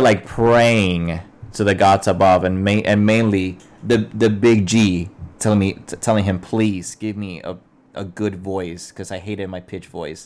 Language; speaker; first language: English; non-native, local second language; Spanish